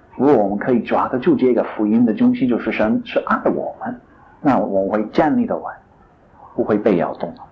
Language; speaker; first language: Chinese; non-native, fluent; English